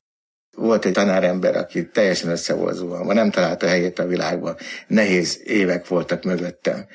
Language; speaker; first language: Hungarian; native; Hungarian